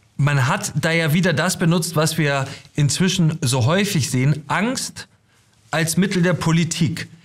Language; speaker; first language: German; native; German